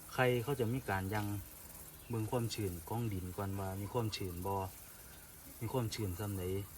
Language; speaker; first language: Thai; native; Thai